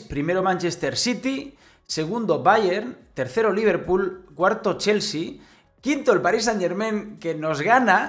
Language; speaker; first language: Spanish; native; Spanish